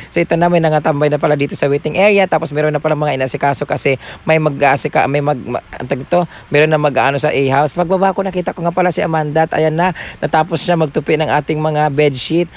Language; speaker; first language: Filipino; non-native, local second language; Cebuano